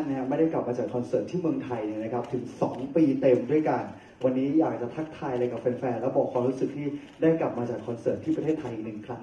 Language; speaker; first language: Thai; native; Thai